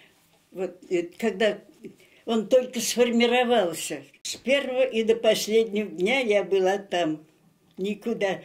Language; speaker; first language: Russian; native; Russian